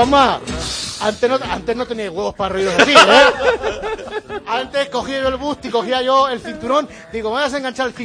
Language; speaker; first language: Spanish; native; Spanish